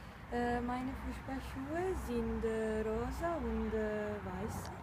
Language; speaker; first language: German; non-native, learner; Italian